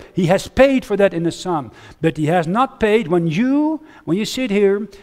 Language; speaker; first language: English; non-native, fluent; Dutch